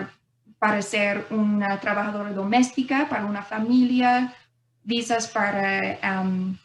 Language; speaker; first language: Spanish; non-native, fluent; English